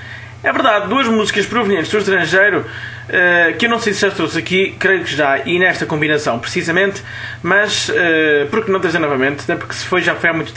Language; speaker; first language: Portuguese; native; Portuguese